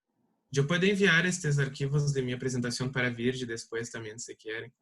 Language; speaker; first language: Spanish; non-native, learner; Portuguese